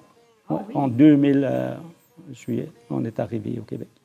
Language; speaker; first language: French; non-native, fluent; German